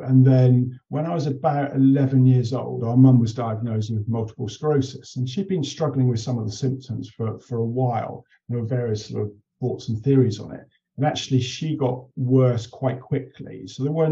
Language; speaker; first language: English; native; English